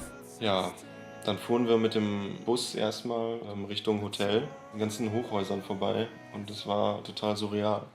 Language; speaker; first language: German; native; German